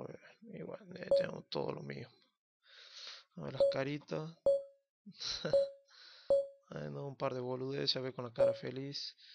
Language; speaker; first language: Spanish; native; Spanish